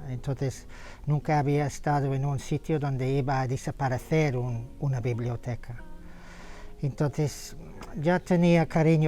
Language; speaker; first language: Spanish; non-native, fluent; English